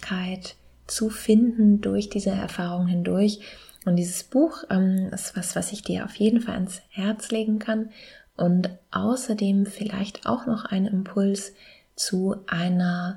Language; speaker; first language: German; native; German